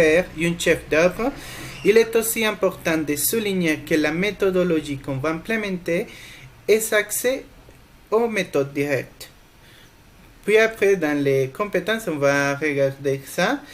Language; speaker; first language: French; non-native, fluent; Spanish